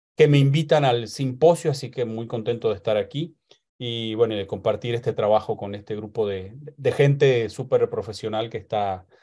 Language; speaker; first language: Spanish; native; Spanish